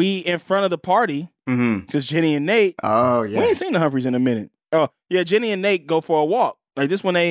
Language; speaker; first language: English; native; English